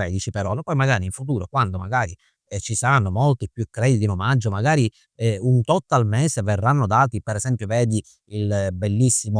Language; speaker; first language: Italian; native; Italian